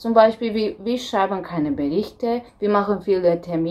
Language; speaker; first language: German; non-native, fluent; Romanian